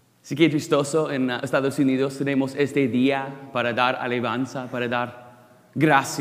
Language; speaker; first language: Spanish; non-native, learner; English